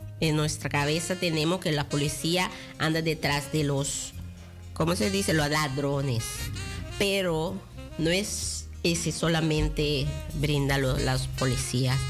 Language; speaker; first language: Spanish; non-native, local second language; Dutch